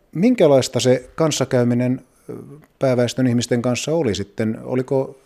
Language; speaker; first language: Finnish; native; Finnish